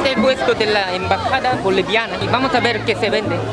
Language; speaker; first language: Spanish; non-native, fluent; Korean